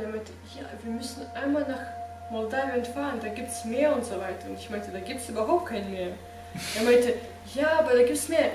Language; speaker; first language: German; non-native, fluent; Romanian